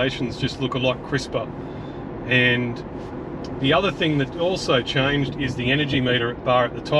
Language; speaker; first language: English; native; English